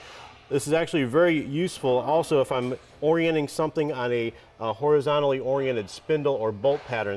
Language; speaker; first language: English; native; English